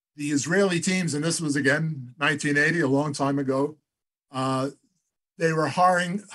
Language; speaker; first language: English; native; English